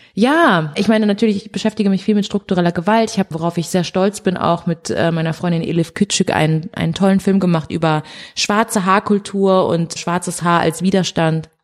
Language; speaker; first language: German; early bilingual, other home language; Portuguese